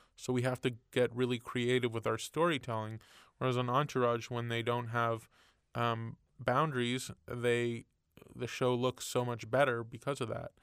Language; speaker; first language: English; native; English